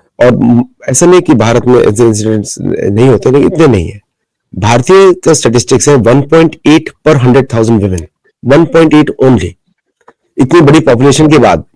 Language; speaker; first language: Hindi; non-native, local second language; Marathi